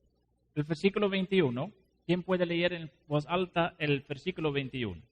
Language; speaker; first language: Spanish; non-native, fluent; Dutch